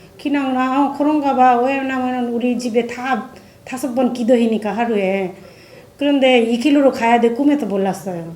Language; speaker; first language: Korean; non-native, fluent; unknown